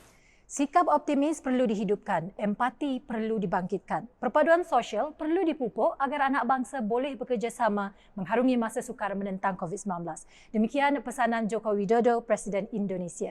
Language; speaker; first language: Malay; native; Malay